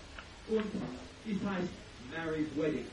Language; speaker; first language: German; non-native, learner; English